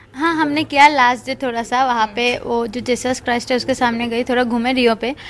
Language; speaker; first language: Hindi; non-native, local second language; Bangla